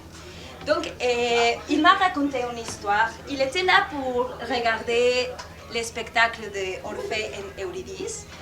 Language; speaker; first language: French; non-native, fluent; Spanish